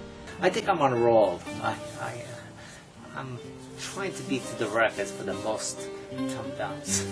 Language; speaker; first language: English; native; English